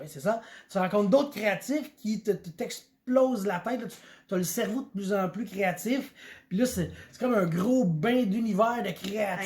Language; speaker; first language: French; native; French